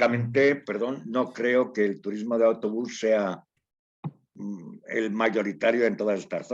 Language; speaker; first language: Spanish; native; Spanish